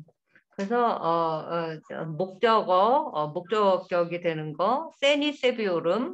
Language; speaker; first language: Korean; native; Korean